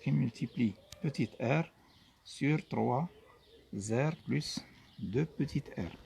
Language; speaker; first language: French; non-native, local second language; Arabic